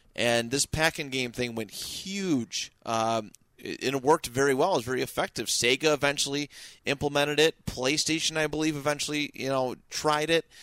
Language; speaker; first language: English; native; English